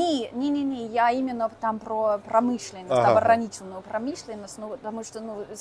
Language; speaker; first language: Russian; non-native, fluent; English